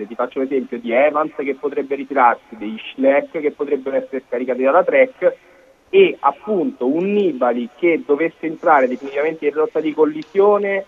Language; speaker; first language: Italian; native; Italian